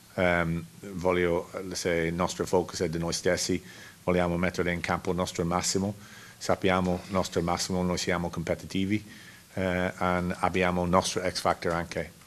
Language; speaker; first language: Italian; non-native, learner; English